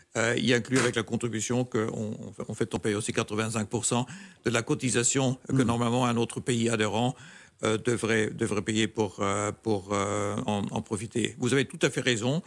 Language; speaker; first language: French; non-native, fluent; German